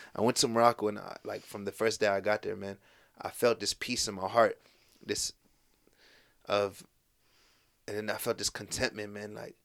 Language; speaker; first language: English; native; English